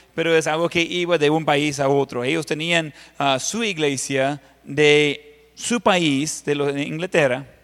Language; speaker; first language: Spanish; non-native, fluent; English